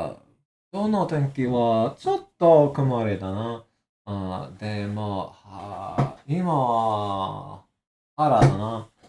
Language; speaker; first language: Japanese; non-native, learner; English